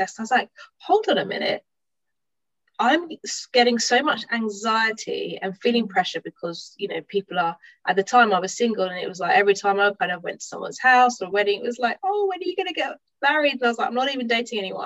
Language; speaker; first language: English; native; English